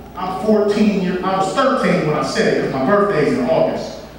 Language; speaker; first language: English; native; English